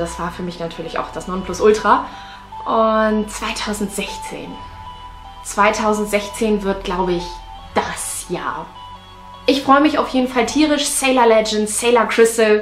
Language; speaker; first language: German; native; German